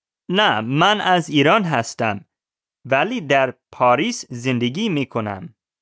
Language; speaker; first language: Persian; non-native, learner; English